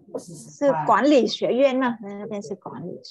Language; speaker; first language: Chinese; non-native, fluent; Vietnamese